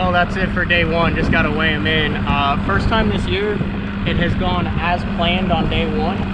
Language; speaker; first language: English; native; English